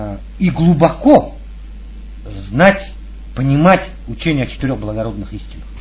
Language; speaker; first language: Russian; native; Russian